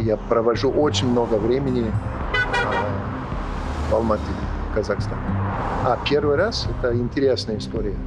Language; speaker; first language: Russian; non-native, fluent; English